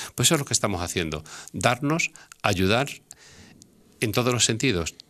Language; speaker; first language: Spanish; native; Spanish